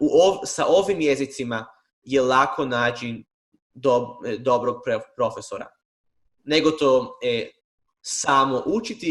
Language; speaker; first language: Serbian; non-native, fluent; Hebrew